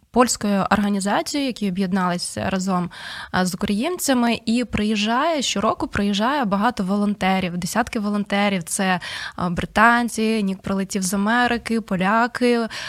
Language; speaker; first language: Ukrainian; native; Ukrainian